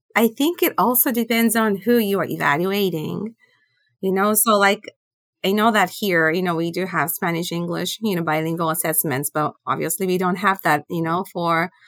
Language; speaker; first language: English; non-native, fluent; Japanese